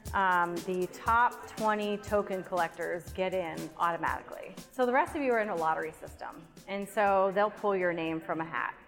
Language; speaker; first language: English; native; English